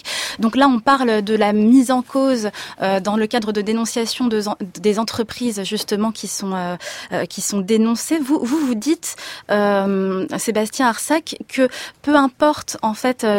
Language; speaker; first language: French; native; French